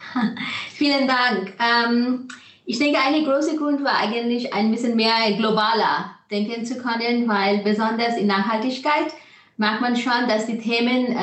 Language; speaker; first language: German; non-native, fluent; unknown